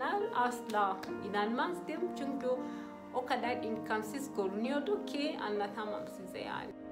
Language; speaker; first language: Turkish; non-native, fluent; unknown